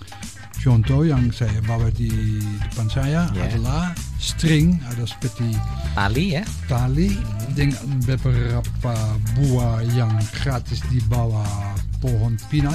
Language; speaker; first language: Indonesian; non-native, fluent; Dutch